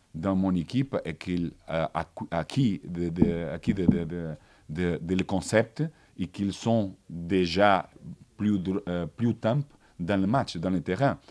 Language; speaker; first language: French; non-native, learner; Portuguese